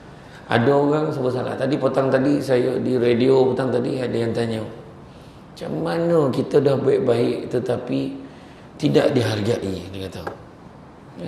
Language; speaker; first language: Malay; native; Malay